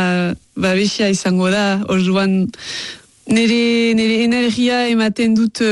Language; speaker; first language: Basque; non-native, local second language; French